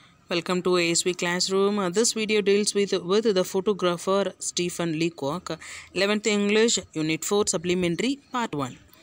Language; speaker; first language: English; non-native, local second language; Tamil